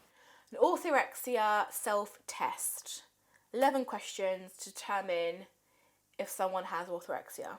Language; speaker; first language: English; native; English